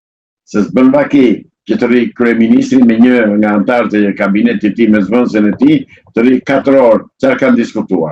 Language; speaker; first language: Albanian; native; Albanian